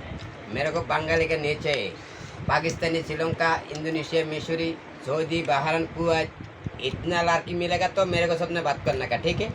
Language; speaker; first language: Hindi; non-native, learner; Bangla